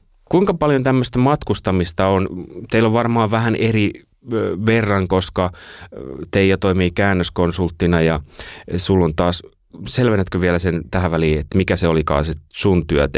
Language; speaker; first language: Finnish; native; Finnish